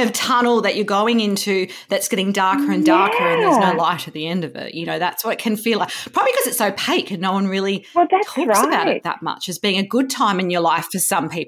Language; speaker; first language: English; native; English